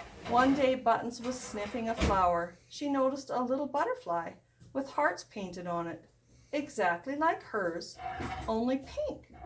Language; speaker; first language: English; native; English